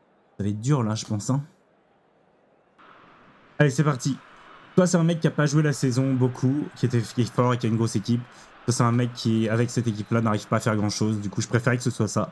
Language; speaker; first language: French; native; French